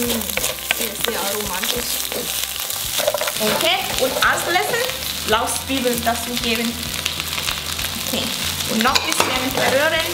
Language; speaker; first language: German; non-native, learner; Thai